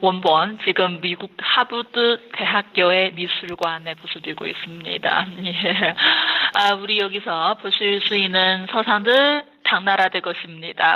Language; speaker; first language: Korean; non-native, fluent; Chinese